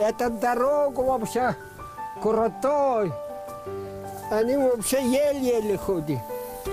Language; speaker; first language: Russian; non-native, local second language; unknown